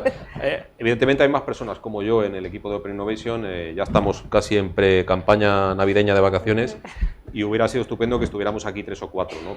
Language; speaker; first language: Spanish; native; Spanish